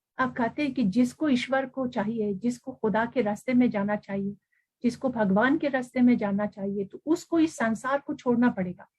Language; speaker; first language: Urdu; non-native, fluent; Persian